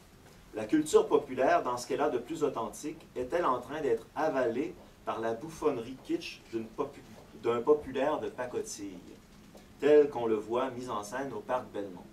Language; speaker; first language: French; native; French